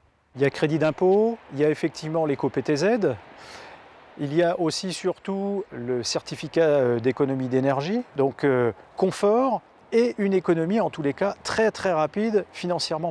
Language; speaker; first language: French; native; French